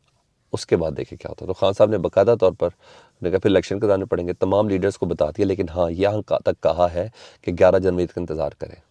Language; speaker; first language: Urdu; native; Urdu